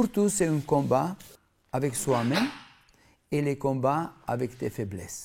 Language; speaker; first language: French; non-native, fluent; Macedonian